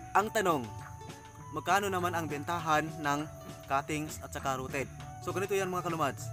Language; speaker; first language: Filipino; non-native, local second language; Cebuano